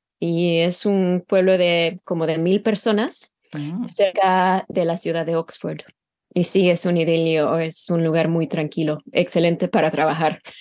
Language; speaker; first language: Spanish; non-native, fluent; English